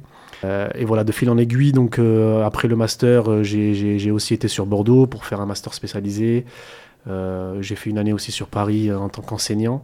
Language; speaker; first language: French; early bilingual, other home language; Arabic